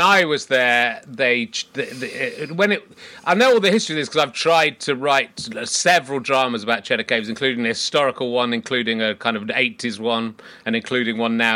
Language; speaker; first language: English; native; English